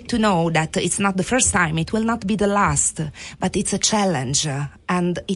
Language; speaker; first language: English; non-native, fluent; Italian